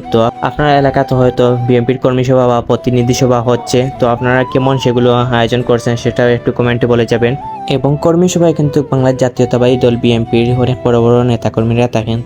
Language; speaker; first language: Bangla; native; Bangla